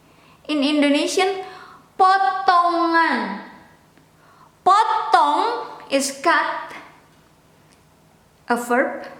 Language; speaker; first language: English; non-native, local second language; Indonesian